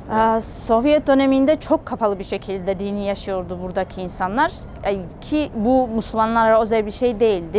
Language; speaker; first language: Turkish; non-native, fluent; Georgian